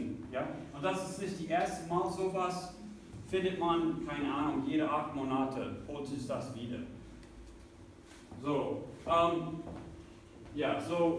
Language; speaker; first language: German; non-native, fluent; English